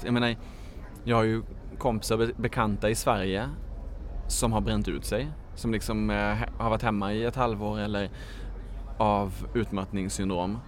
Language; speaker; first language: Swedish; native; Swedish